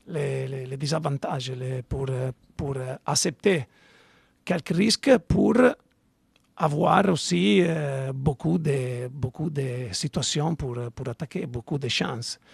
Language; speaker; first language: French; non-native, fluent; Italian